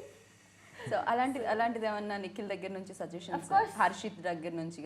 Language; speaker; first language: Telugu; native; Telugu